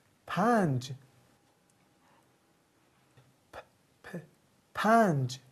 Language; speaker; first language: Persian; non-native, learner; Arabic